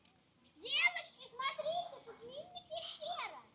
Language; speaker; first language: Russian; native; Russian